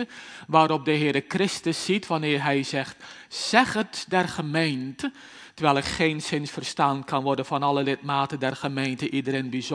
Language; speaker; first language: Dutch; native; Dutch